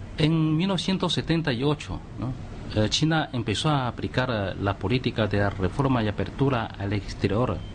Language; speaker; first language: Spanish; non-native, fluent; Chinese